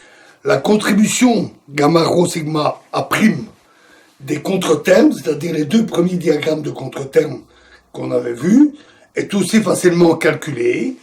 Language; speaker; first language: French; native; French